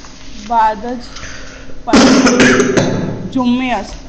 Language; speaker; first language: Persian; non-native, learner; Urdu